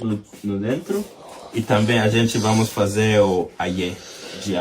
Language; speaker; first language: Portuguese; non-native, learner; English